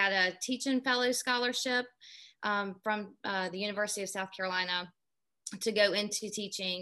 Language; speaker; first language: English; native; English